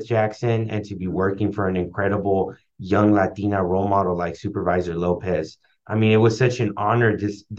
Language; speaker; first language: English; early bilingual, other home language; Spanish